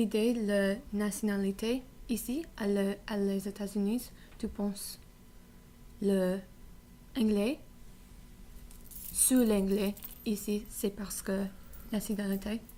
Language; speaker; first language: French; non-native, learner; English